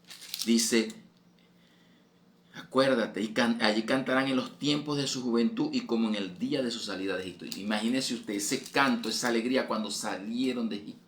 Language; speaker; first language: Spanish; native; Spanish